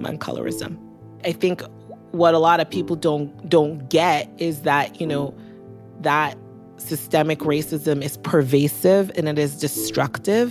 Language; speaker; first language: English; non-native, local second language; Yoruba